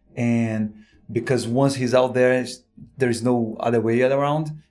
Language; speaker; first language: English; non-native, fluent; Portuguese